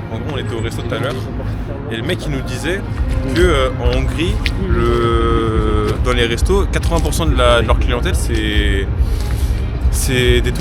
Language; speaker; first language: French; native; French